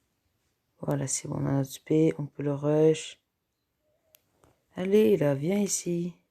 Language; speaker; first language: French; native; French